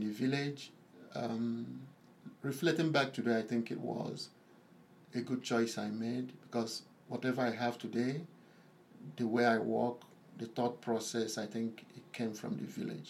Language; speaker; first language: English; non-native, local second language; Igbo